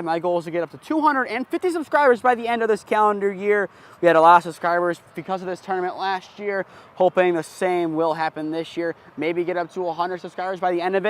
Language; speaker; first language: English; native; English